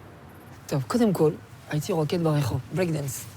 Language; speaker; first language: Hebrew; non-native, fluent; French